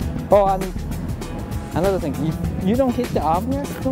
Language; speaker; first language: English; non-native, fluent; Japanese